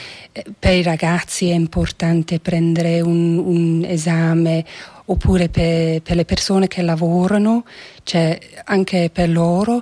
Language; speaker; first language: Italian; non-native, fluent; English